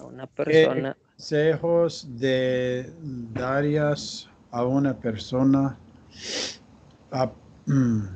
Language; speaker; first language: Spanish; non-native, learner; English